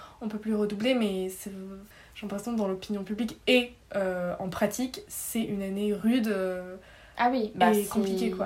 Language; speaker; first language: French; native; French